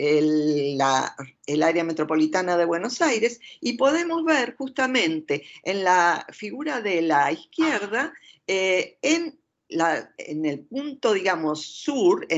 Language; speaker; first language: Spanish; native; Spanish